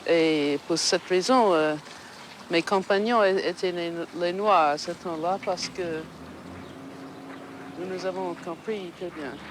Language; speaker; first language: French; non-native, fluent; English